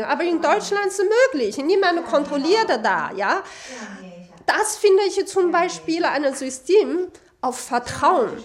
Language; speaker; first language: German; non-native, fluent; Chinese